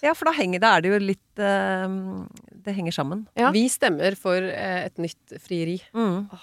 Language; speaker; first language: Norwegian; native; Norwegian